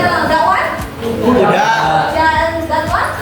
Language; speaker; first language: English; non-native, learner; Indonesian